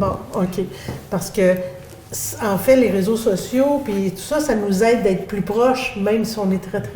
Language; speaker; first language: French; native; French